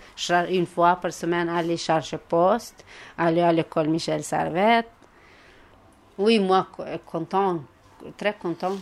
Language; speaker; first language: French; non-native, learner; Albanian